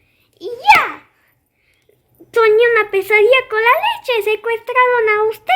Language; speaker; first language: Spanish; native; Spanish